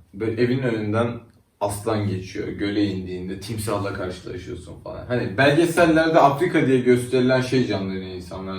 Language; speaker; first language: Turkish; native; Turkish